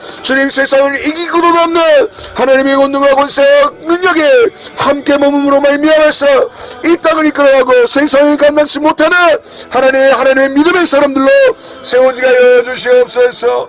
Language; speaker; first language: Korean; native; Korean